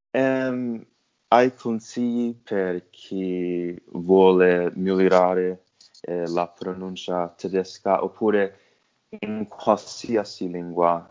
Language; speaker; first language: Italian; non-native, learner; English